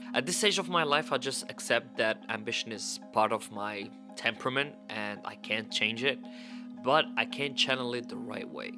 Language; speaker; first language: English; non-native, fluent; Arabic